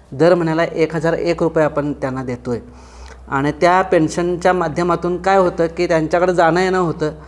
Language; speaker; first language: Marathi; native; Marathi